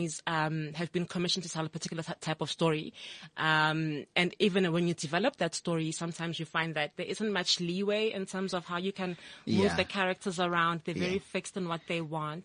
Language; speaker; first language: English; non-native, local second language; Tswana